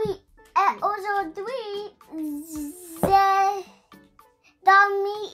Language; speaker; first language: French; non-native, learner; English